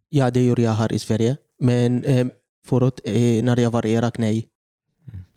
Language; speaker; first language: Swedish; non-native, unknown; Arabic